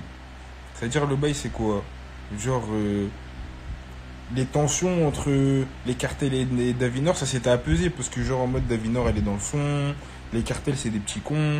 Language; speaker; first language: French; native; French